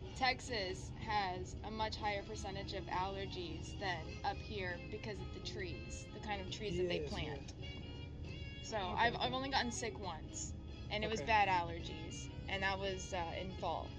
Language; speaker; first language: English; native; English